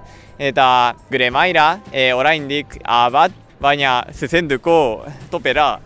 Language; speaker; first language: Basque; non-native, learner; Japanese